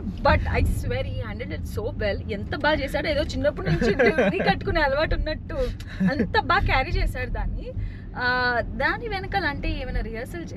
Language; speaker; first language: Telugu; native; Telugu